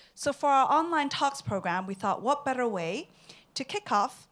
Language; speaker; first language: English; non-native, local second language; Cantonese